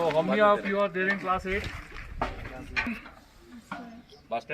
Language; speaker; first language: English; non-native, local second language; Hindi